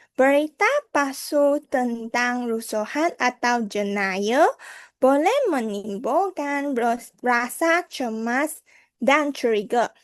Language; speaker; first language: Malay; non-native, local second language; Chinese